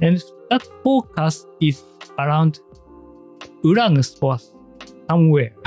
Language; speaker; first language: English; non-native, learner; Japanese